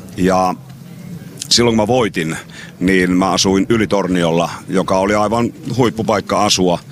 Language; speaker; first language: Finnish; native; Finnish